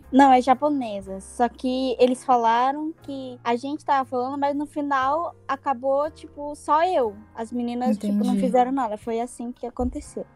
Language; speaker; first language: Portuguese; early bilingual, heritage; Japanese